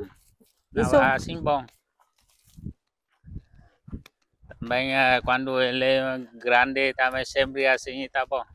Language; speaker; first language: Portuguese; non-native, learner; Vietnamese